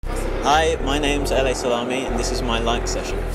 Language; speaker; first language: English; native; English